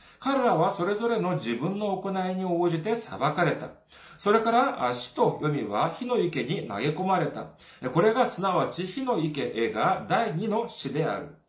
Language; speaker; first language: Japanese; non-native, fluent; Korean